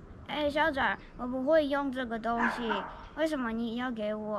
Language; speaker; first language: Chinese; early bilingual, other home language; Russian